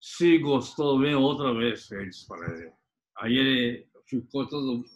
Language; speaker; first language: Portuguese; non-native, fluent; Japanese